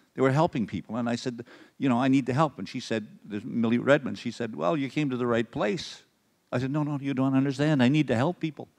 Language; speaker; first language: English; native; English